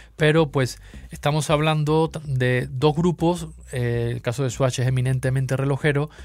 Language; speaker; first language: Spanish; native; Spanish